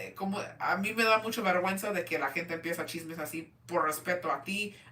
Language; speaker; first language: Spanish; early bilingual, heritage; Spanish